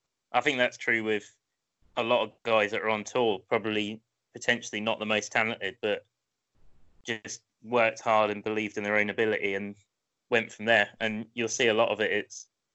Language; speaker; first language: English; native; English